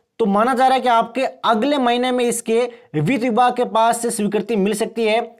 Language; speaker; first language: Hindi; native; Hindi